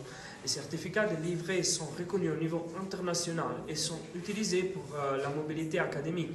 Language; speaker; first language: French; non-native, learner; Italian